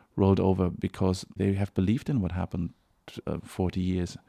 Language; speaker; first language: English; non-native, fluent; German